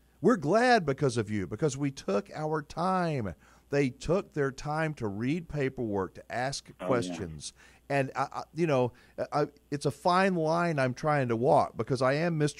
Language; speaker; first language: English; native; English